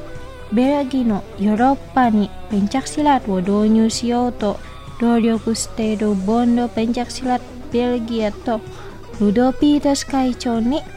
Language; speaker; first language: Japanese; non-native, fluent; Indonesian